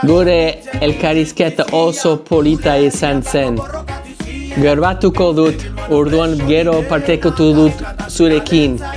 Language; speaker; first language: Basque; non-native, learner; English